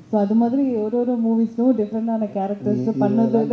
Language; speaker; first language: Tamil; early bilingual, heritage; Tamil